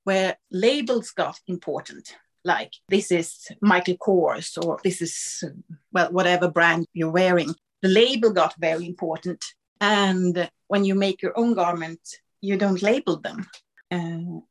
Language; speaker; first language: English; non-native, fluent; Swedish